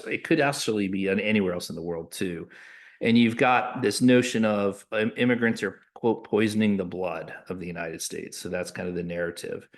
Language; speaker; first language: English; native; English